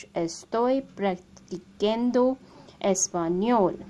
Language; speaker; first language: Spanish; non-native, learner; Hindi